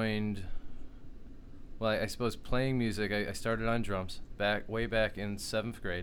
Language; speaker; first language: English; native; English